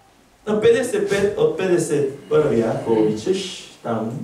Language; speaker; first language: Bulgarian; non-native, learner; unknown